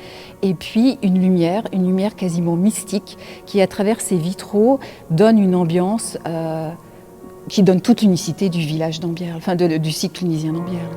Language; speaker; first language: French; native; French